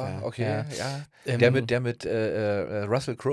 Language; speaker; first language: German; native; German